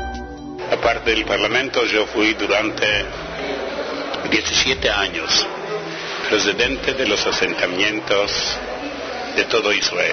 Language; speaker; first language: Spanish; non-native, fluent; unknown